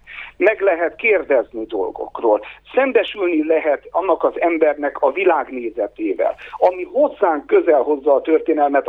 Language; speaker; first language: Hungarian; native; Hungarian